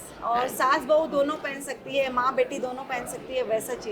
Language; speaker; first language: Hindi; native; Hindi